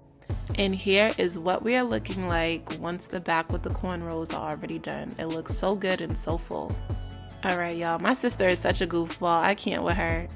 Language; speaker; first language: English; native; English